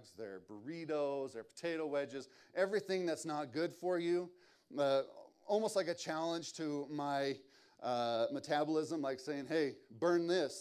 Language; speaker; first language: English; native; English